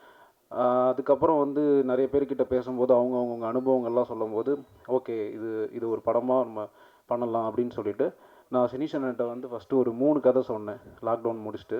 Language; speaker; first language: Tamil; native; Tamil